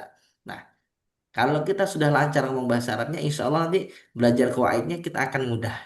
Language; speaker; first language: Malay; native; Malay